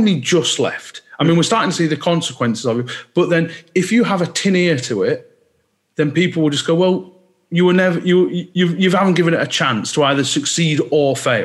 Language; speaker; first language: English; native; English